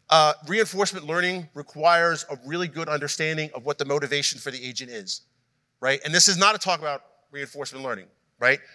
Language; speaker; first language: English; native; English